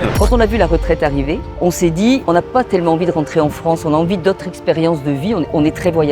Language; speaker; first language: French; native; French